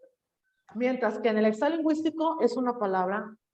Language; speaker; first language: Spanish; native; Spanish